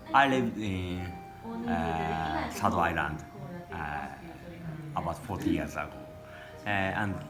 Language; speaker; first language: English; non-native, learner; Japanese